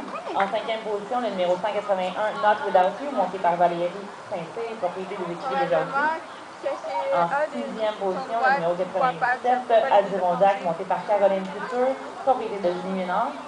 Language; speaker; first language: French; native; French